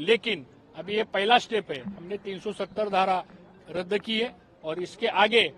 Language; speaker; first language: Hindi; non-native, local second language; Marathi